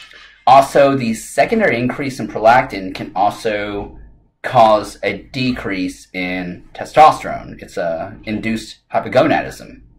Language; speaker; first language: English; native; English